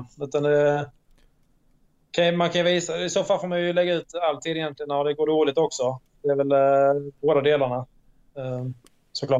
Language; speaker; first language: Swedish; native; Swedish